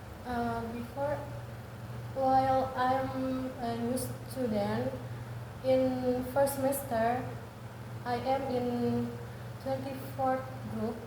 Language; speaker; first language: English; non-native, learner; Indonesian